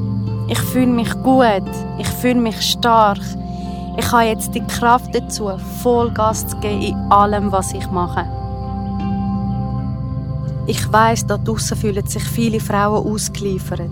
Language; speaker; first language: German; non-native, fluent; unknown